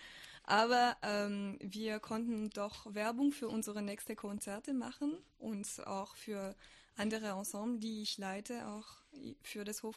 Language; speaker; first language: German; non-native, fluent; French